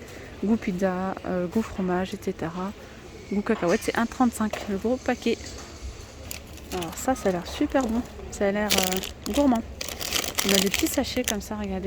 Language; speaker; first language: French; native; French